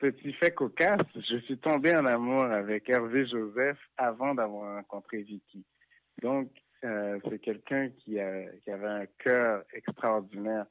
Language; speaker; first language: French; non-native, local second language; Haitian Creole